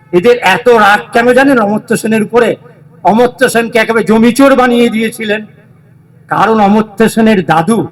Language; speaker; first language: Bangla; native; Bangla